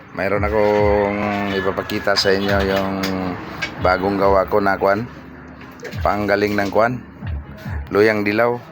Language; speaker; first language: Filipino; non-native, local second language; Cebuano